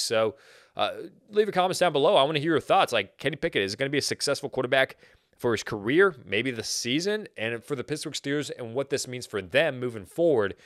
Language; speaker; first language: English; native; English